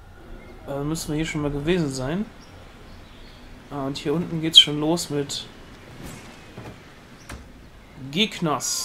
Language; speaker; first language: German; native; German